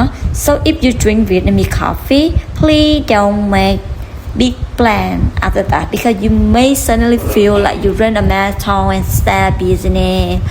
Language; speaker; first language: English; non-native, learner; Vietnamese